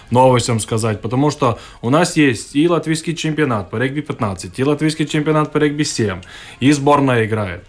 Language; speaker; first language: Russian; non-native, local second language; Latvian